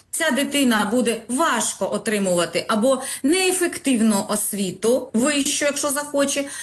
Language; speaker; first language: Ukrainian; non-native, local second language; Russian